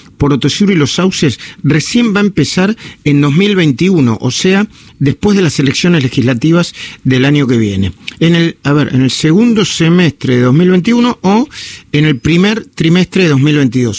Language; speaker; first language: Spanish; native; Spanish